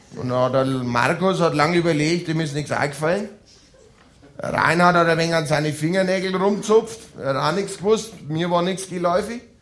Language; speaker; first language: German; native; German